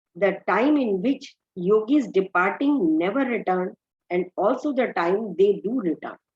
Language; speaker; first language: English; non-native, local second language; Hindi